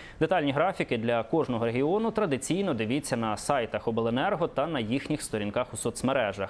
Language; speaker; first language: Ukrainian; native; Ukrainian